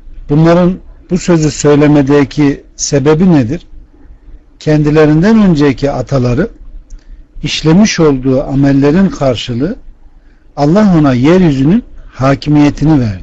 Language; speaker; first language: Turkish; native; Turkish